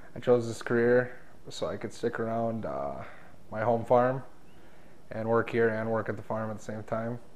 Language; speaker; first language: English; native; English